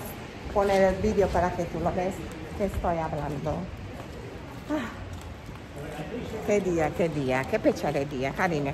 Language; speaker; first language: Spanish; non-native, fluent; English